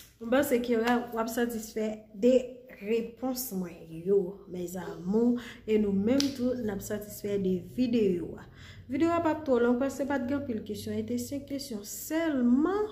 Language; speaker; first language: French; non-native, learner; Haitian Creole